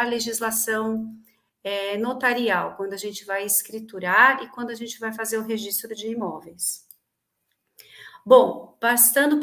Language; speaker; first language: Portuguese; native; Portuguese